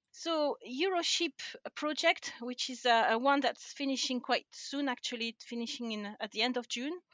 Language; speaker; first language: English; non-native, fluent; French